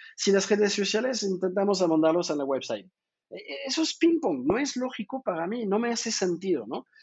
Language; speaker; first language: Spanish; non-native, fluent; French